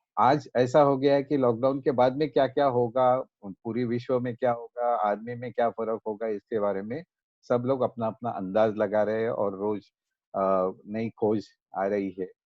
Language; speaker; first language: Hindi; non-native, local second language; Marathi